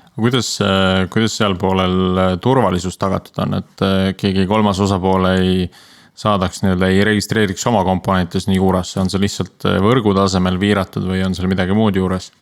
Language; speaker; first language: Estonian; native; Estonian